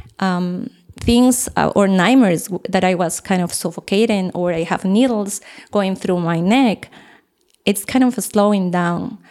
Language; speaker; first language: English; non-native, fluent; Spanish